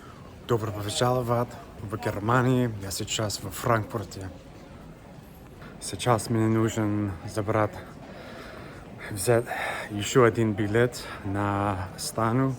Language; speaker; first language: Russian; non-native, learner; English